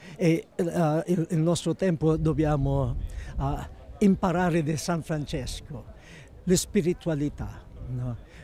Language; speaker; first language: Italian; non-native, fluent; Filipino